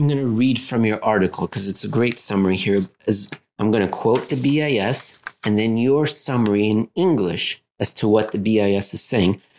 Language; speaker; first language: English; native; English